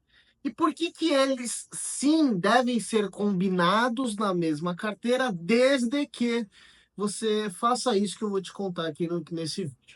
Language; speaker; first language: Portuguese; native; Portuguese